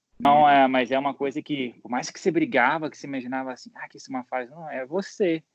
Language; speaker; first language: Portuguese; native; Portuguese